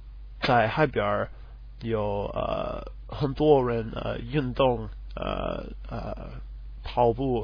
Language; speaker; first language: Chinese; non-native, learner; English